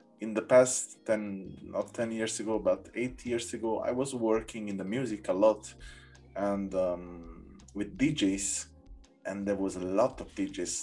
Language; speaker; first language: English; non-native, learner; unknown